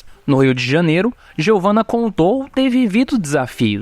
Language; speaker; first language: Portuguese; native; Portuguese